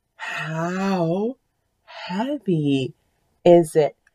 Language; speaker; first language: English; early bilingual, other home language; French